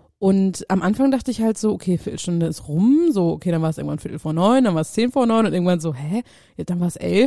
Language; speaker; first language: German; native; German